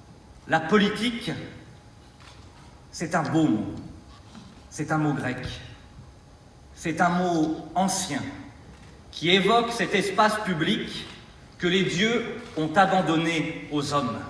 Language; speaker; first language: French; native; French